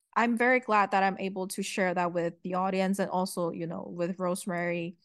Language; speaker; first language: English; early bilingual, other home language; Chinese